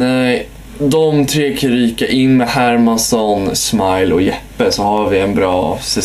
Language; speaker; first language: Swedish; native; Swedish